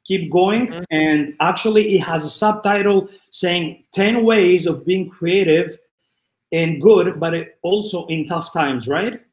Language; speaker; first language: English; non-native, fluent; Greek